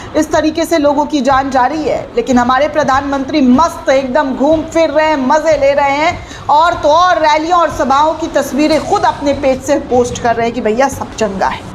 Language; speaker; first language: Hindi; native; Hindi